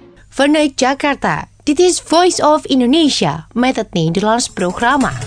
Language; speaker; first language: Dutch; non-native, fluent; Indonesian